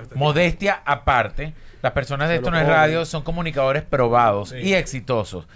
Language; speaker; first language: Spanish; native; Spanish